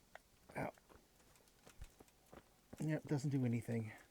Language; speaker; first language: English; native; English